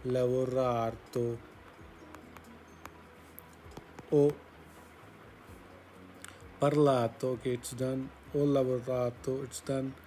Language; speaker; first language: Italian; non-native, fluent; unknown